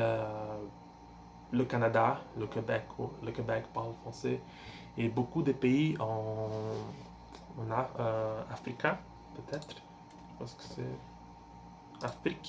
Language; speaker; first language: French; non-native, learner; Portuguese